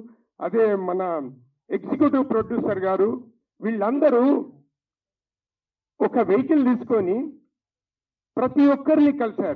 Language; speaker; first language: Telugu; native; Telugu